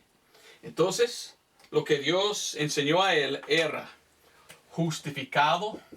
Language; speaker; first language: Spanish; non-native, fluent; English